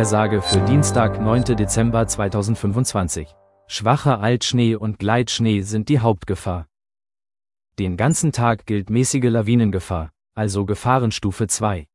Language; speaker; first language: German; native; German